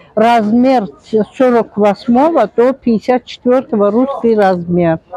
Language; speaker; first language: Russian; non-native, local second language; Azerbaijani